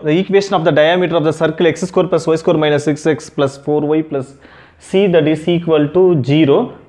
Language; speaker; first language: English; non-native, local second language; Tamil